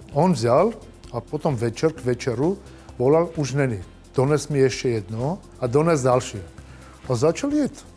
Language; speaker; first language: Czech; non-native, learner; Armenian